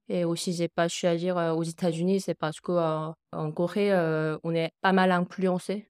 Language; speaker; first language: French; non-native, fluent; Korean